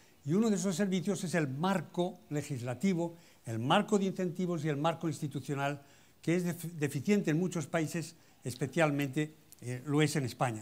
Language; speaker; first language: Spanish; native; Spanish